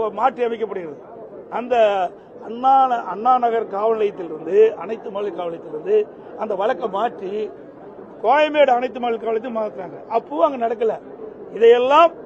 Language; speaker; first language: Tamil; native; Tamil